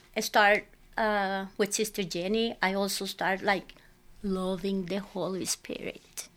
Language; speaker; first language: English; non-native, fluent; Spanish